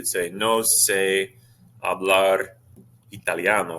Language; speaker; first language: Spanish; non-native, fluent; English